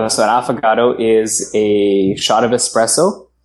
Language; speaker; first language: English; native; English